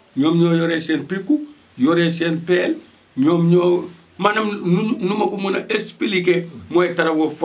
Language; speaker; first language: Wolof; non-native, local second language; Fula